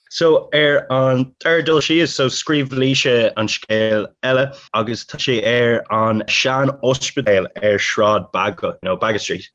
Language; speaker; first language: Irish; non-native, local second language; English